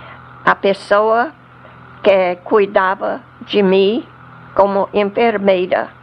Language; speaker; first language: Portuguese; non-native, fluent; English